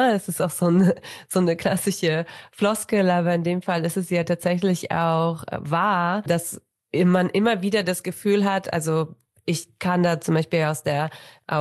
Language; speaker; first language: German; native; German